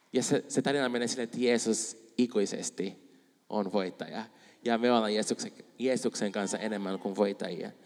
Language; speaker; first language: Finnish; non-native, fluent; Spanish